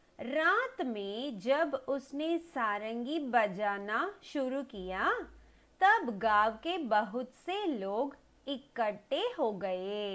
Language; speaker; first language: Hindi; non-native, local second language; Tamil